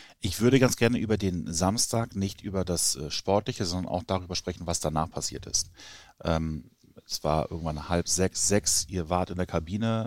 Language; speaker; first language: German; native; German